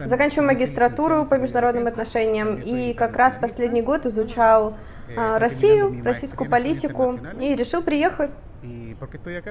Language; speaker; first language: Russian; non-native, learner; Spanish